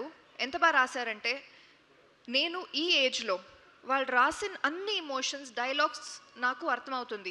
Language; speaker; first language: Telugu; non-native, local second language; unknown